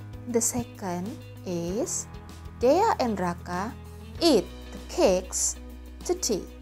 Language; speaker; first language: English; non-native, fluent; Indonesian